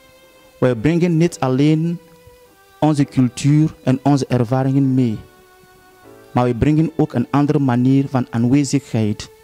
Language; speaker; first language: Dutch; non-native, fluent; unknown